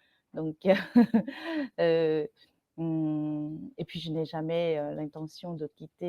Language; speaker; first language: French; non-native, fluent; Vietnamese